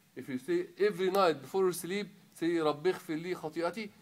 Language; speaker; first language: English; non-native, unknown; Arabic